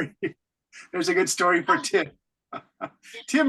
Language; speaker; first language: English; native; English